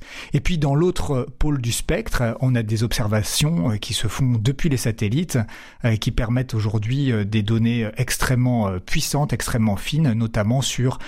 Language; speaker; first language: French; native; French